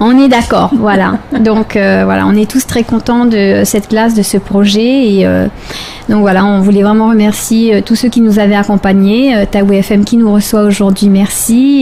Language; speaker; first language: French; native; French